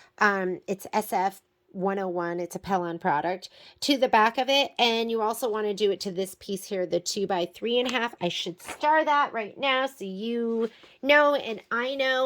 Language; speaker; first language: English; native; English